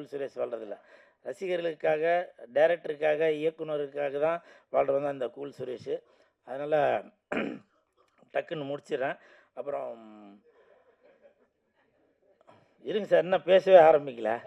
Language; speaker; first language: Tamil; native; Tamil